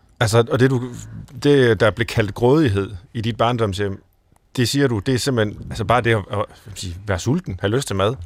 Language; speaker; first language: Danish; native; Danish